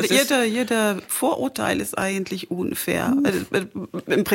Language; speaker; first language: German; non-native, fluent; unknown